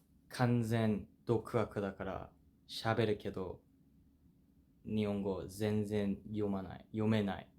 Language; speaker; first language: Japanese; non-native, fluent; Korean